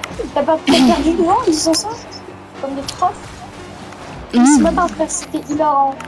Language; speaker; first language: French; native; French